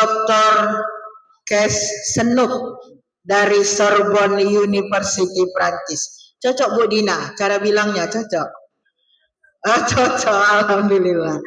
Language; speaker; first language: Indonesian; native; Indonesian